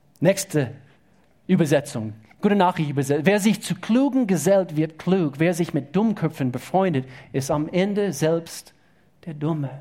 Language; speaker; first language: German; non-native, fluent; English